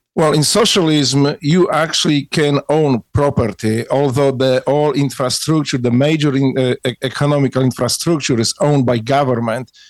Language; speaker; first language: English; non-native, fluent; Polish